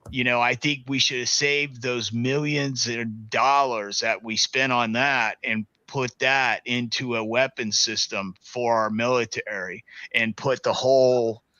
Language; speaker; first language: English; native; English